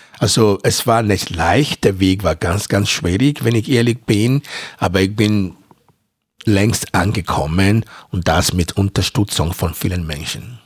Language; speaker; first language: German; non-native, fluent; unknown